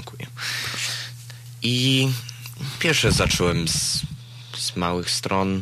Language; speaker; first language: Polish; early bilingual, other home language; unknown